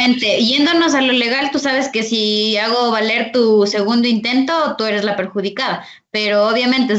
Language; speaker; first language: Spanish; native; Spanish